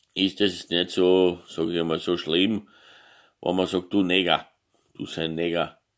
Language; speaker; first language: German; native; German